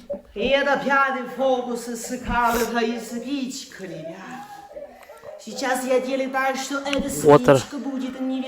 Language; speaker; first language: Russian; non-native, learner; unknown